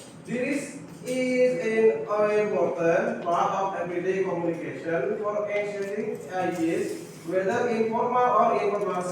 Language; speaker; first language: English; non-native, learner; Indonesian